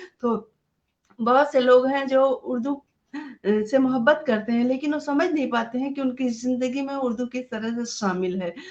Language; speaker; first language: Hindi; non-native, local second language; Urdu